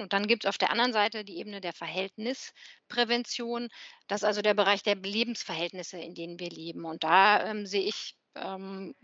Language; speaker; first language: German; native; German